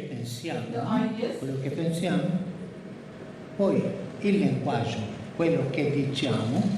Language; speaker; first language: Italian; non-native, fluent; Spanish